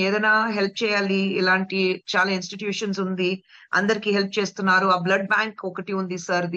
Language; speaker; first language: Telugu; non-native, local second language; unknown